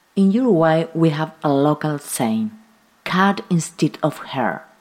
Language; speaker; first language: English; non-native, fluent; Spanish